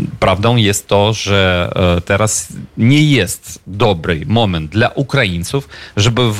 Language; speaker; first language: Polish; non-native, fluent; Ukrainian